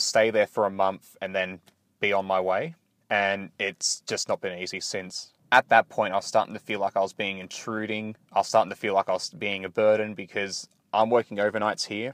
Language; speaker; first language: English; native; English